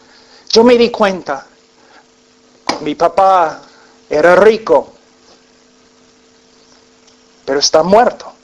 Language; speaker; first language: Spanish; non-native, fluent; English